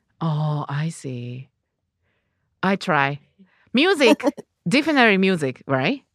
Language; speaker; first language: English; non-native, learner; Japanese